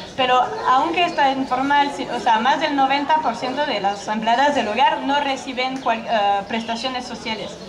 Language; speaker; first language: Spanish; non-native, fluent; French